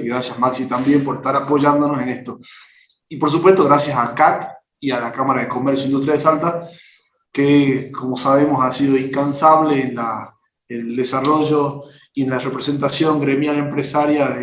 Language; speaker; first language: Spanish; native; Spanish